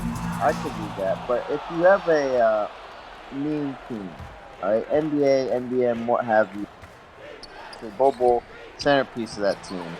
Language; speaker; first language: English; native; English